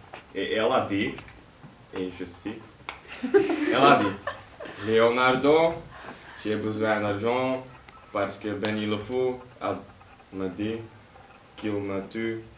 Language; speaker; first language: French; non-native, learner; Dutch